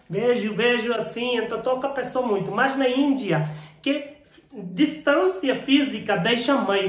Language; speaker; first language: Portuguese; non-native, learner; Hindi